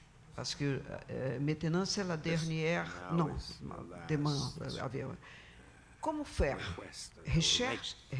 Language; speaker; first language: French; non-native, learner; Portuguese